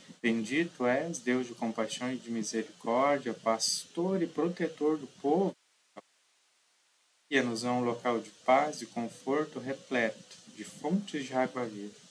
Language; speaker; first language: Portuguese; native; Portuguese